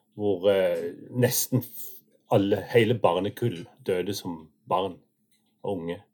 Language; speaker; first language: Norwegian; native; Norwegian